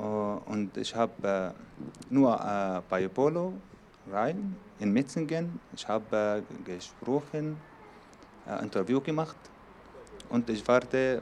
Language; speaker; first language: German; non-native, learner; Arabic